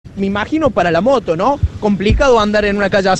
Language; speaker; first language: Spanish; native; Spanish